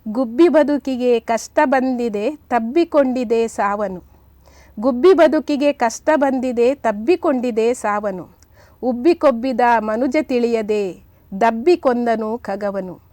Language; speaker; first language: Kannada; native; Kannada